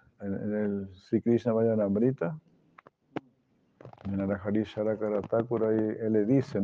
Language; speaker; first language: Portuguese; non-native, fluent; Spanish